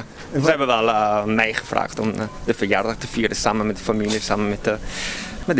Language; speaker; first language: Dutch; non-native, fluent; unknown